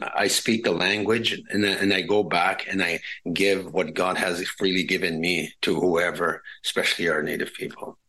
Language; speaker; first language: English; non-native, fluent; Cree